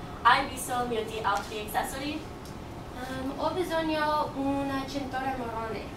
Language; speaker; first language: Italian; non-native, learner; English